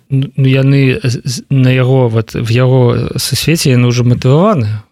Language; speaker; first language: Belarusian; non-native, local second language; Russian